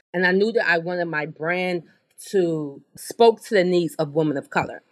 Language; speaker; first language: English; native; English